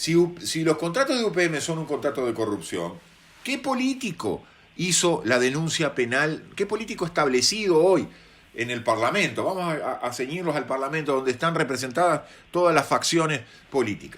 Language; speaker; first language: Spanish; native; Spanish